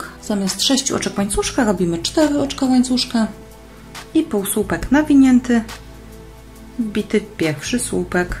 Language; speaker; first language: Polish; native; Polish